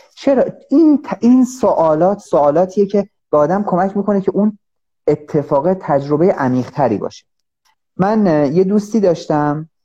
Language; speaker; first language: Persian; native; Persian